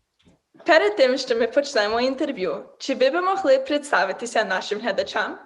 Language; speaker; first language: Ukrainian; early bilingual, heritage; Ukrainian